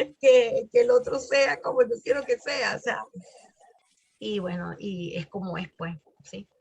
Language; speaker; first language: Spanish; native; Spanish